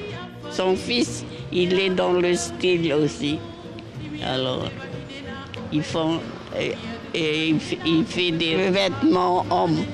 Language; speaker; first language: French; non-native, local second language; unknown